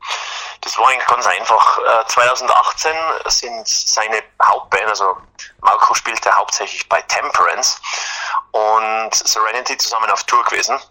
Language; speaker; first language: German; native; German